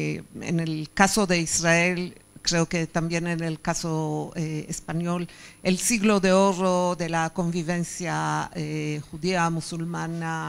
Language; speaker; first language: Spanish; non-native, fluent; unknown